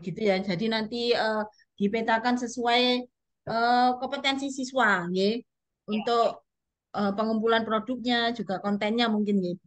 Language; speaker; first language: Indonesian; native; Indonesian